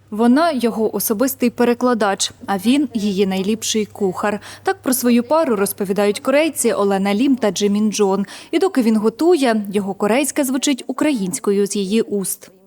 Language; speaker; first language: Ukrainian; native; Ukrainian